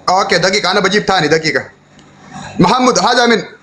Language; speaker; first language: Arabic; non-native, learner; Oromo